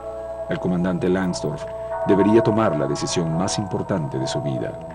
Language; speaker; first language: Spanish; native; Spanish